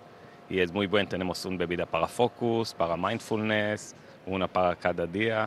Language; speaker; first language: Spanish; non-native, learner; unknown